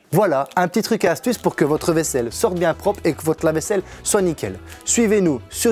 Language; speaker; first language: French; native; French